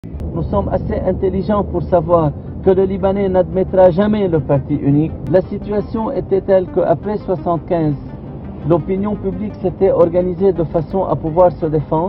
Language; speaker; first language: French; non-native, local second language; Arabic